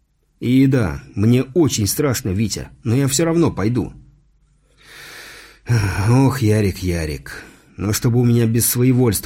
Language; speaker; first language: Russian; native; Russian